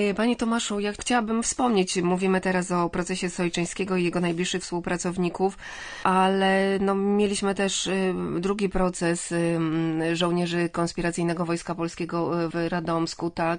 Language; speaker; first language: Polish; native; Polish